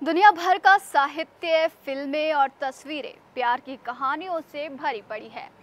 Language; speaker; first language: Hindi; native; Hindi